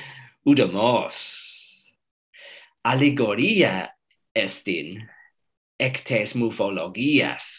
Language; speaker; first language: Greek; non-native, fluent; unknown